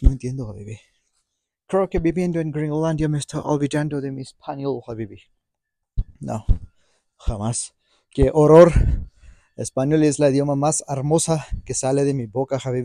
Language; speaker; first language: Spanish; non-native, fluent; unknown